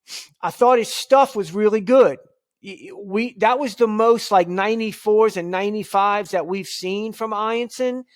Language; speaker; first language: English; native; English